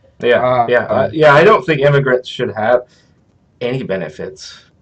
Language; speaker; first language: English; native; English